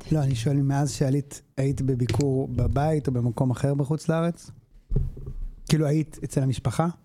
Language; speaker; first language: Hebrew; native; Hebrew